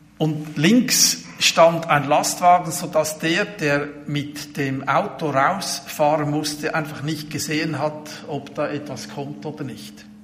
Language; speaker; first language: German; native; German